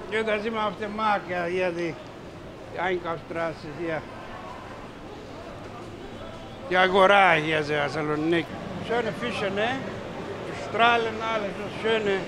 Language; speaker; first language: German; non-native, learner; Greek